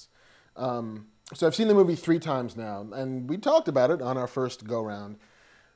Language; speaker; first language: English; native; English